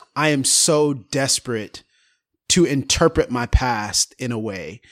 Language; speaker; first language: English; early bilingual, other home language; Yoruba